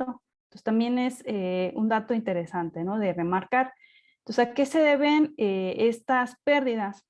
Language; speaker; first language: Spanish; native; Spanish